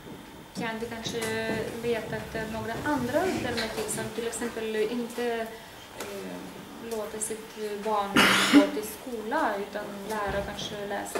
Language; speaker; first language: Swedish; non-native, learner; Lithuanian